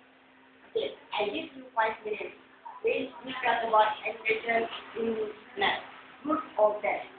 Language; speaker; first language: English; non-native, learner; Indonesian